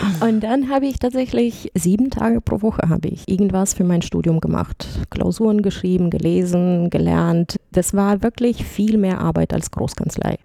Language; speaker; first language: German; non-native, fluent; Russian